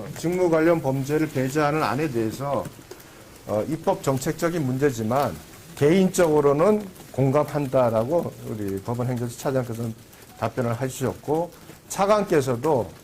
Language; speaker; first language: Korean; native; Korean